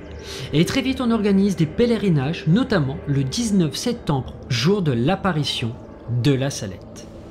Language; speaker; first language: French; native; French